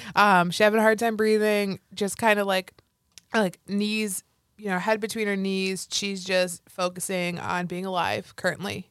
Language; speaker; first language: English; native; English